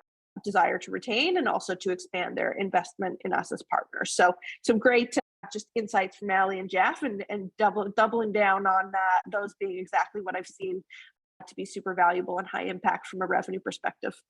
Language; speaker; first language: English; native; English